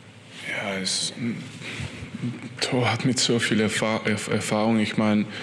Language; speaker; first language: German; non-native, fluent; French